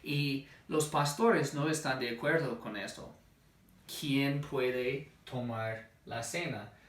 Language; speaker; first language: Spanish; non-native, fluent; English